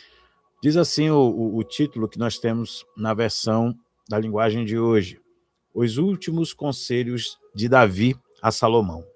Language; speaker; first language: Portuguese; native; Portuguese